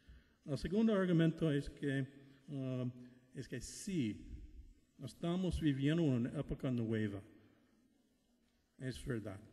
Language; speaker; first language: Spanish; non-native, fluent; English